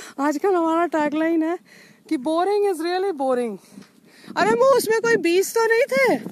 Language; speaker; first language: Hindi; non-native, local second language; Bangla